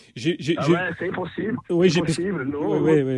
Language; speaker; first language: French; non-native, learner; Portuguese